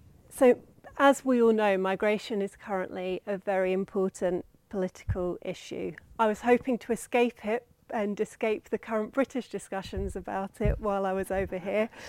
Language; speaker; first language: English; native; English